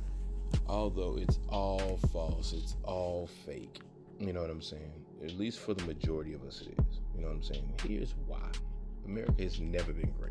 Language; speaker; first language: English; native; English